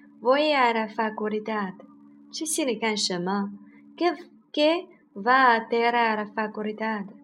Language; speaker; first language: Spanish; non-native, learner; Chinese